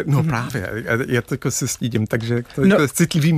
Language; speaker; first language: Czech; non-native, fluent; English